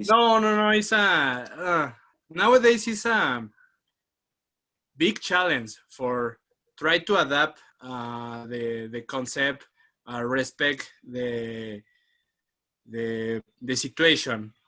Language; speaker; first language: English; non-native, learner; Spanish